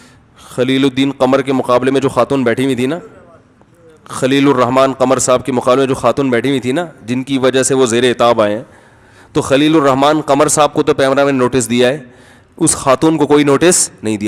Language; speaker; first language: Urdu; native; Urdu